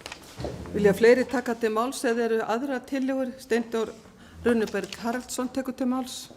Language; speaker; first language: Icelandic; native; Icelandic